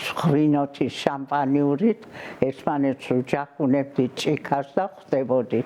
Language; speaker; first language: Georgian; non-native, local second language; Mingrelian